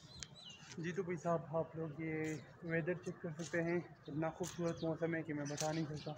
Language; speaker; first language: Hindi; non-native, local second language; Pashto